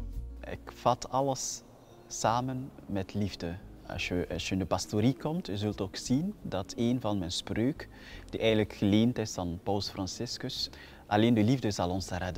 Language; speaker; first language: Dutch; non-native, fluent; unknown